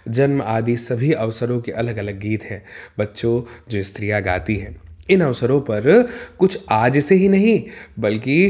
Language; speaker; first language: Hindi; native; Hindi